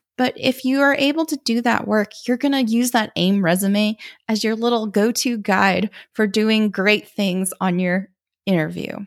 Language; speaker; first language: English; early bilingual, other home language; German